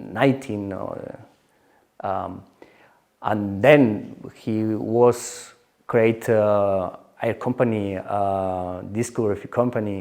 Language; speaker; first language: English; non-native, learner; Spanish